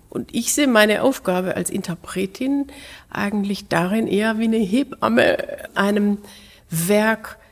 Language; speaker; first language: German; native; German